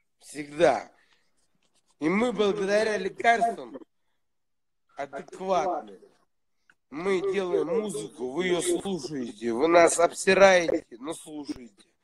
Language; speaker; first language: Russian; native; Russian